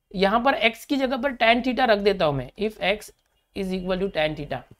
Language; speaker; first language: Hindi; native; Hindi